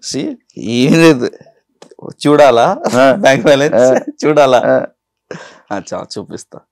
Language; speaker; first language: Telugu; non-native, learner; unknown